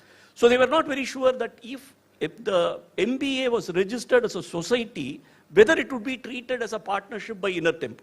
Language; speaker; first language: English; non-native, local second language; Tamil